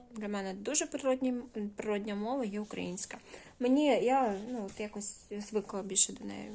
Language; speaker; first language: Ukrainian; non-native, local second language; Russian